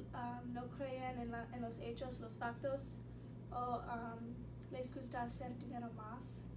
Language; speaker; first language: Spanish; non-native, learner; English